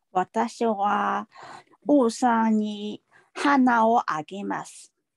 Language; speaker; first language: Japanese; non-native, learner; Chinese